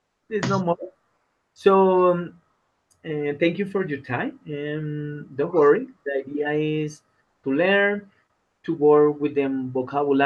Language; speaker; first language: English; non-native, learner; Spanish